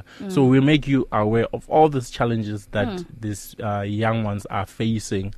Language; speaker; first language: English; non-native, local second language; Northern Sotho